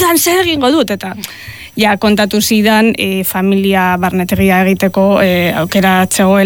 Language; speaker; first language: Basque; non-native, local second language; Spanish